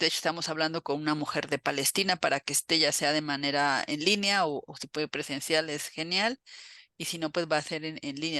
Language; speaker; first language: Spanish; native; Spanish